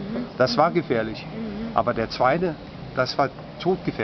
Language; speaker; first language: German; non-native, fluent; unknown